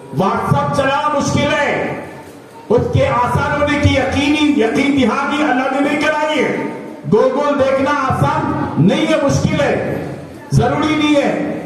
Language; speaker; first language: Urdu; native; Urdu